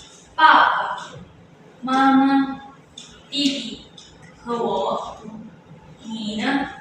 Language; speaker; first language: Chinese; non-native, learner; Indonesian